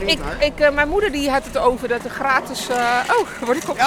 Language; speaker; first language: Dutch; native; Dutch